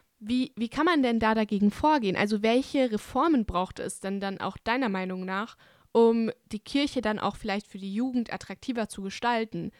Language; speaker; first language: German; native; German